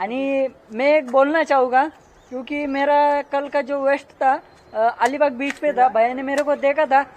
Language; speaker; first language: Hindi; non-native, local second language; Marathi